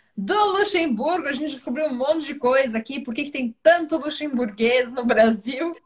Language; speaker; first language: Portuguese; native; Portuguese